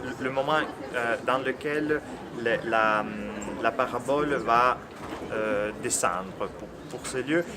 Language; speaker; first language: French; non-native, fluent; Italian